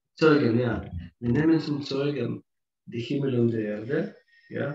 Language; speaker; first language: German; non-native, fluent; Russian